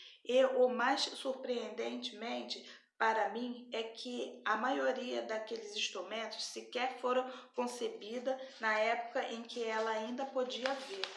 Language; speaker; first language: Portuguese; native; Portuguese